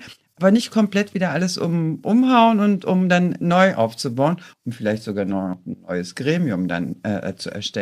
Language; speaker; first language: German; native; German